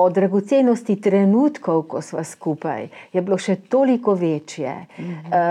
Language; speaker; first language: Slovenian; native; Slovenian